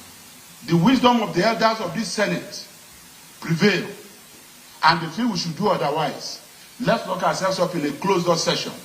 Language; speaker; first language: English; non-native, local second language; Yoruba